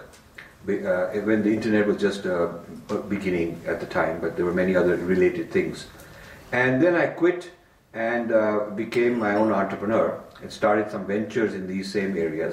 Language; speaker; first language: English; non-native, local second language; Hindi